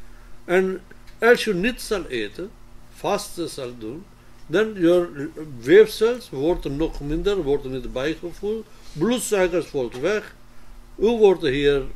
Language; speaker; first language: Dutch; non-native, fluent; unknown